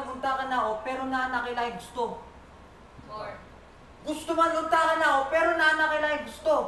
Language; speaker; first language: Cebuano; non-native, learner; Filipino